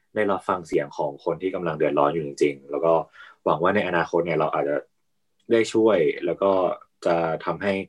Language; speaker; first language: Thai; native; Thai